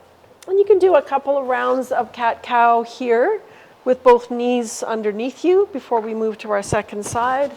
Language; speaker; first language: English; native; English